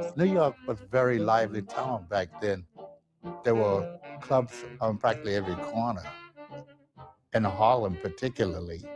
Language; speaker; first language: English; native; English